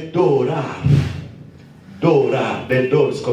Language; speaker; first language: Swedish; non-native, fluent; Lingala